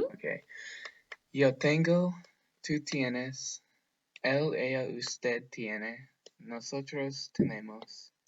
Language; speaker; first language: Spanish; non-native, learner; English